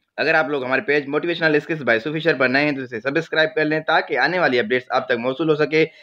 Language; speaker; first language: Urdu; non-native, local second language; Sindhi